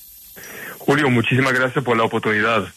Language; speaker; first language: Spanish; early bilingual, heritage; Spanish